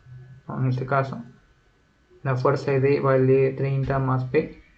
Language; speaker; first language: Spanish; native; Spanish